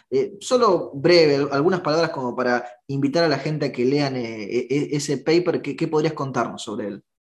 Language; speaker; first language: Spanish; native; Spanish